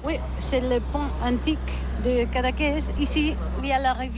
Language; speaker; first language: French; non-native, learner; Catalan